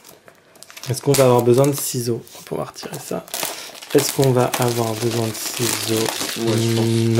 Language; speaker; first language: French; native; French